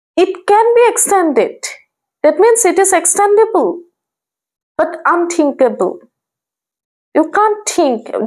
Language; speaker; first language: English; non-native, local second language; Assamese